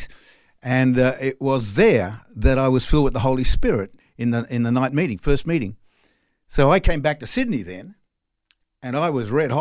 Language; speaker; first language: English; non-native, local second language; French